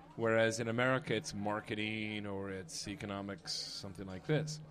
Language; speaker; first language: English; native; English